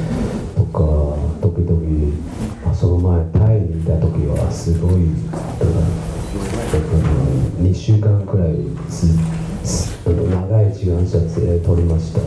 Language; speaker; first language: Japanese; non-native, learner; Chinese